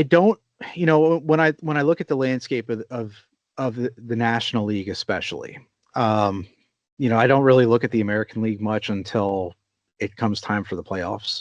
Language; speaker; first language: English; native; English